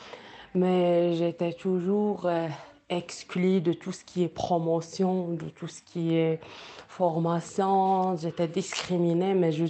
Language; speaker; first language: French; non-native, local second language; Arabic